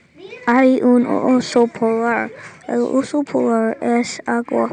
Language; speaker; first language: Spanish; non-native, learner; English